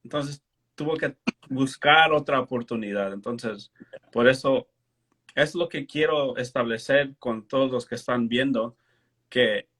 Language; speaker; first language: Spanish; early bilingual, heritage; Spanish